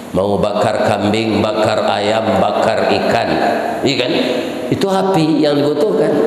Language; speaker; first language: Malay; non-native, local second language; Minangkabau